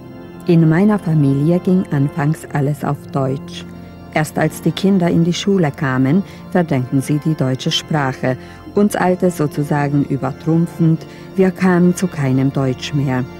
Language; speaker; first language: German; native; German